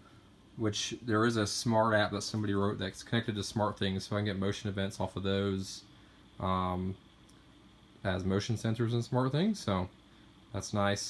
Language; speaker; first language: English; native; English